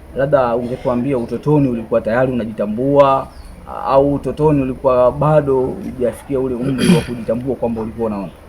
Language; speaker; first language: Swahili; native; Swahili